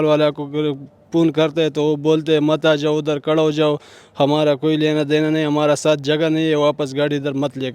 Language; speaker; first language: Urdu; non-native, local second language; Pashto